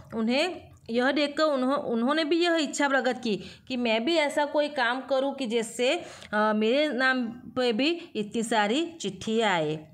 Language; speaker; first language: Hindi; non-native, local second language; Gujarati